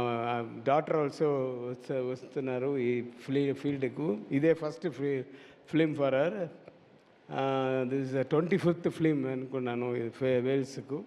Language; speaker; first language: Telugu; non-native, learner; Tamil